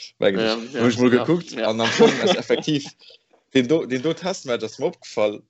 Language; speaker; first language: Luxembourgish; native; Luxembourgish